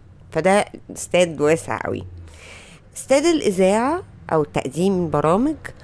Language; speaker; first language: Arabic; native; Arabic